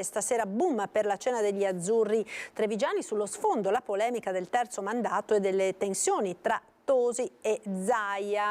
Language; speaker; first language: Italian; native; Italian